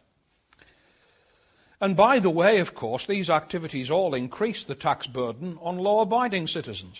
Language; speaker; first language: English; native; English